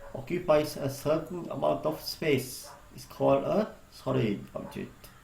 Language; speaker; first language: English; non-native, local second language; Sinhala